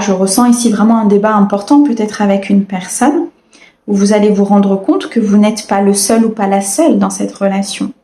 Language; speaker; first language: French; native; French